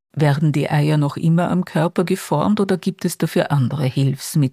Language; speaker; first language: German; native; German